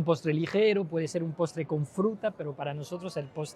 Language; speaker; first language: Spanish; non-native, fluent; French